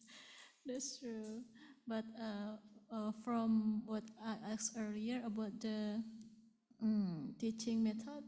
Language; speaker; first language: English; non-native, learner; Indonesian